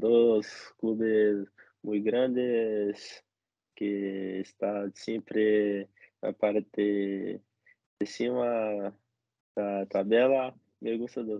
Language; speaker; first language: Spanish; non-native, learner; Portuguese